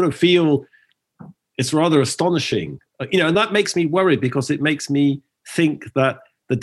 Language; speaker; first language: English; native; English